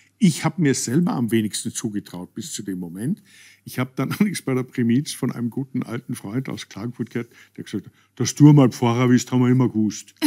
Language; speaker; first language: German; native; German